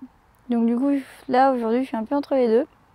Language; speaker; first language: French; native; French